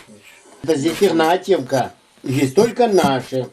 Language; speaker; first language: Russian; non-native, local second language; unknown